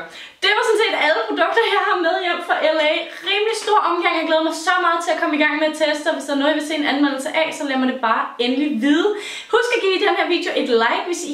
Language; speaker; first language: Danish; native; Danish